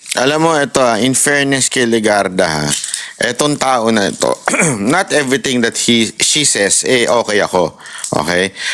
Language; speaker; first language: Filipino; native; Filipino